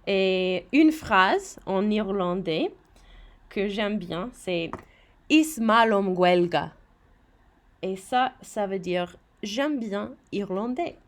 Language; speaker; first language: French; non-native, fluent; English